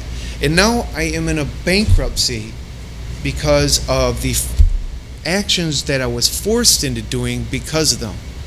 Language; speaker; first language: English; native; English